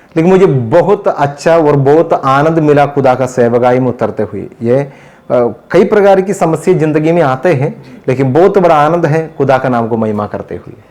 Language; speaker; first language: Hindi; non-native, local second language; Malayalam